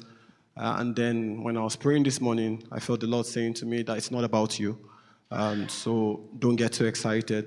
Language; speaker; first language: English; non-native, local second language; Yoruba